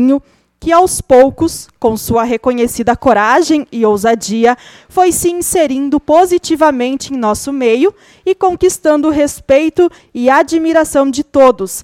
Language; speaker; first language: Portuguese; native; Portuguese